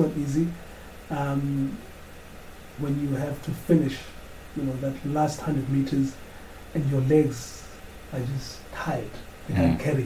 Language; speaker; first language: English; non-native, local second language; Xhosa